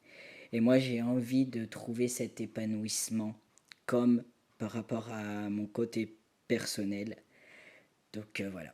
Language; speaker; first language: French; native; French